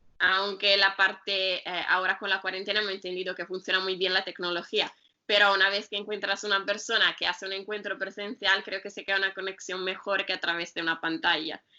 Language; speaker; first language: Spanish; non-native, fluent; Italian